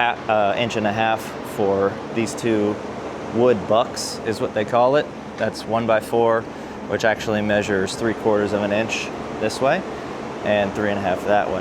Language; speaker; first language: English; native; English